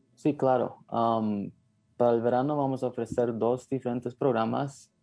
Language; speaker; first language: Spanish; early bilingual, heritage; Spanish